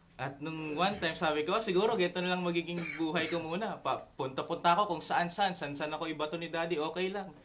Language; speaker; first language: Filipino; native; Filipino